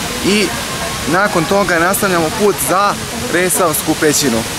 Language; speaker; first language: Bosnian; native; Bosnian